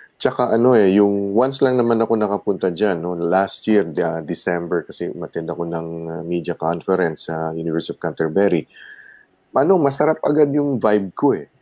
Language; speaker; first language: Filipino; non-native, local second language; Chavacano